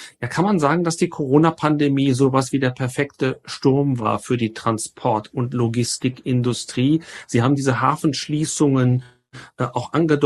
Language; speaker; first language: German; native; German